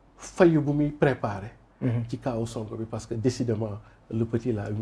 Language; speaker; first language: Wolof; non-native, local second language; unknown